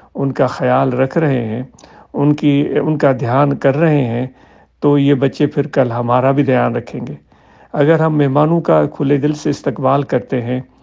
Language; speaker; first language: Urdu; non-native, local second language; Sindhi